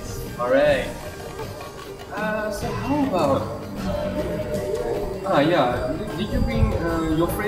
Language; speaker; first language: English; non-native, learner; Malay